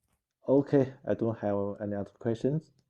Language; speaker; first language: English; non-native, learner; Chinese